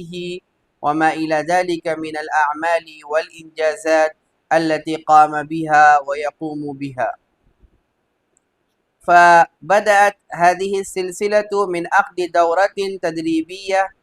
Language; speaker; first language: Arabic; non-native, fluent; Urdu